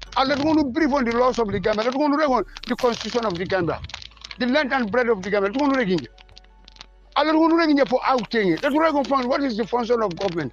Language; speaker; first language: English; non-native, local second language; Mandingo